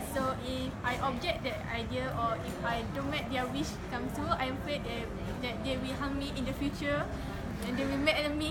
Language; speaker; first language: English; non-native, local second language; Malay